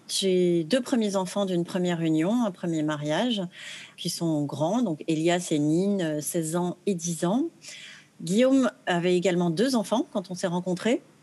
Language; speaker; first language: French; early bilingual, other home language; Arabic